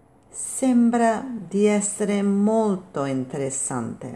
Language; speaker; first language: Italian; non-native, fluent; English